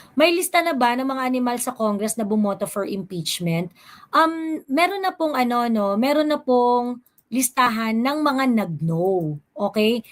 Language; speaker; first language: Filipino; native; Filipino